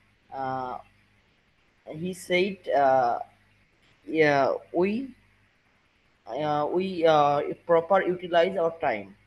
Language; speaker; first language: English; non-native, learner; Bangla